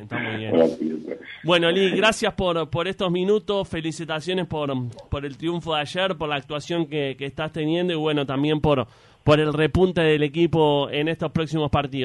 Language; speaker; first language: Spanish; native; Spanish